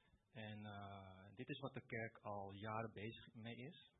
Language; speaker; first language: Dutch; early bilingual, other home language; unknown